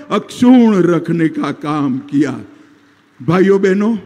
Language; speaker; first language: Hindi; non-native, local second language; Gujarati